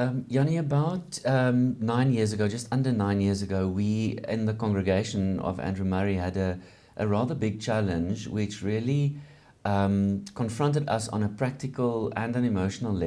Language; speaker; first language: English; non-native, local second language; Afrikaans